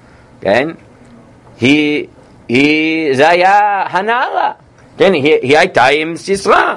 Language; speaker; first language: Hebrew; non-native, fluent; English